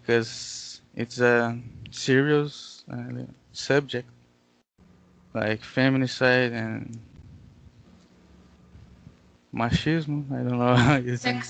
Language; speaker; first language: English; non-native, learner; Portuguese